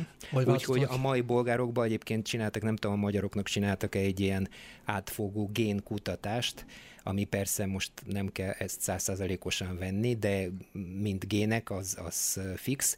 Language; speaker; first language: Hungarian; non-native, fluent; Bulgarian